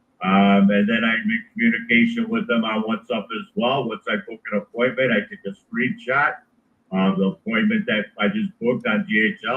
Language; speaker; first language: English; native; English